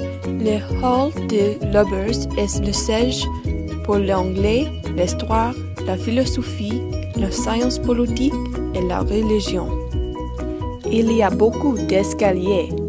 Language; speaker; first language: French; non-native, learner; English